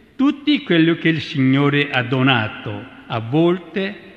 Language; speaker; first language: Italian; non-native, fluent; Korean